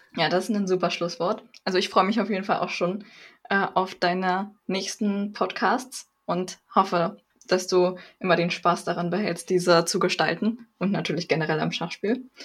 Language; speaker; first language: German; native; German